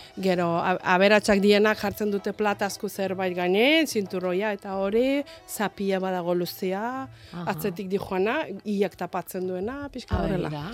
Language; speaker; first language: Basque; non-native, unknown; Azerbaijani